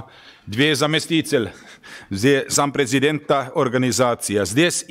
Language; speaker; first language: Russian; non-native, learner; Finnish